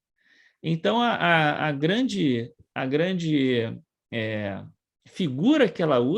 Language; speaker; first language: Portuguese; native; Portuguese